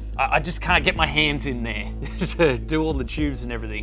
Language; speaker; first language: English; native; English